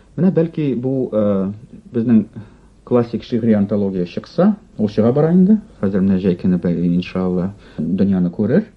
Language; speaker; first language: Tatar; non-native, local second language; Russian